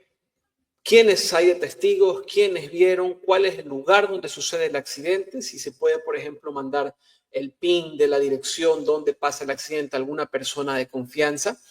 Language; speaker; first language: Spanish; native; Spanish